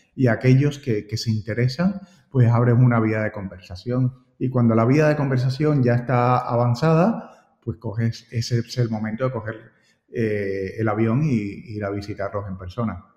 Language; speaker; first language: Spanish; native; Spanish